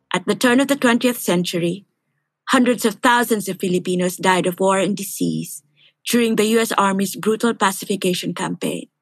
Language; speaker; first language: English; non-native, local second language; Filipino